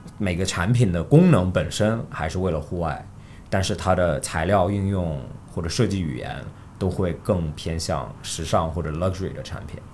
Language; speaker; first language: Chinese; early bilingual, heritage; Chinese